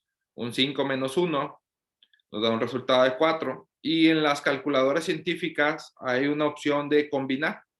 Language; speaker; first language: Spanish; native; Spanish